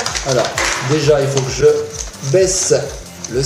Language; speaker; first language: French; native; French